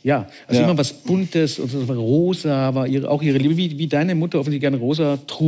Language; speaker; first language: German; native; German